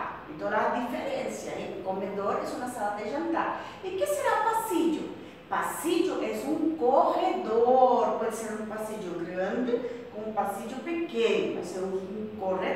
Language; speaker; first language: Portuguese; non-native, fluent; Spanish